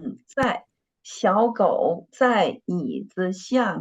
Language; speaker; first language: Chinese; non-native, fluent; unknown